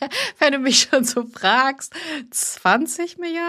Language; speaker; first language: German; native; German